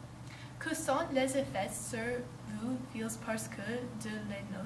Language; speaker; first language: French; non-native, learner; English